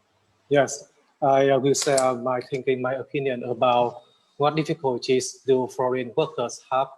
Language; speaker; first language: English; non-native, learner; Vietnamese